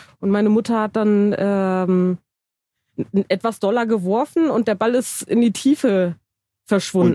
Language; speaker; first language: German; early bilingual, other home language; Turkish